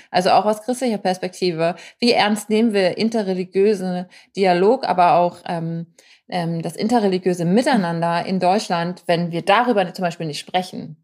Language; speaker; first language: German; native; German